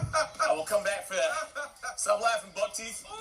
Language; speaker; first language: English; native; English